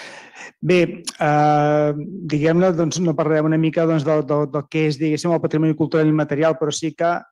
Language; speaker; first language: Catalan; native; Catalan